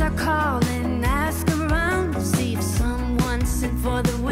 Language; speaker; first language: English; non-native, fluent; Chinese